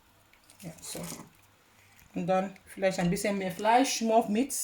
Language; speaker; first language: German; non-native, learner; English